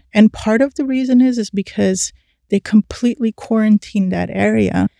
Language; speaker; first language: English; early bilingual, other home language; Persian